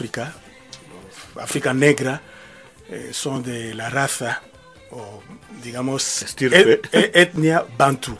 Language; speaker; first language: Spanish; non-native, fluent; Lingala